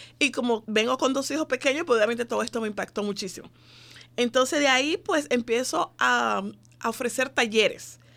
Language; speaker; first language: Spanish; native; Spanish